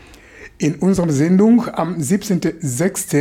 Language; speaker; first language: German; non-native, fluent; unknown